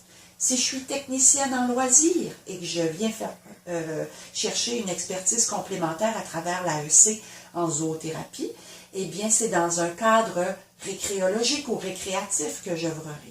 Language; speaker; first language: French; native; French